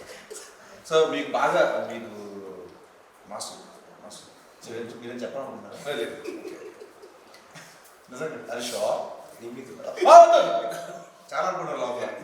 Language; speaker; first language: Telugu; native; Telugu